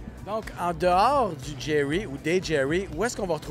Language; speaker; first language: French; native; French